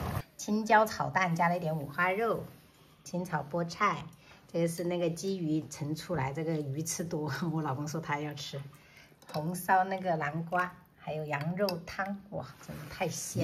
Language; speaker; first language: Chinese; native; Chinese